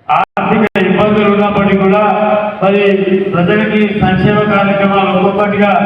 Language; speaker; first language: Telugu; native; Telugu